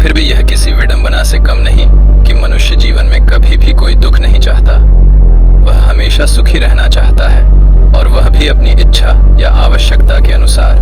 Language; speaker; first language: Hindi; native; Hindi